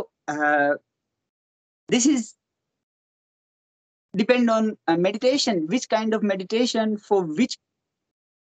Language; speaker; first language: English; non-native, local second language; Hindi